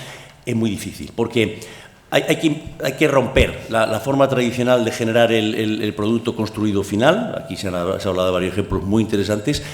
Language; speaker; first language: Spanish; native; Spanish